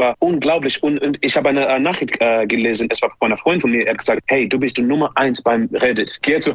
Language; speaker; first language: German; non-native, learner; English